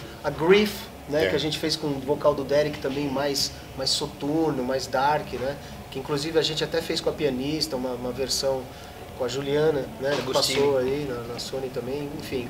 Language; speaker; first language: Portuguese; native; Portuguese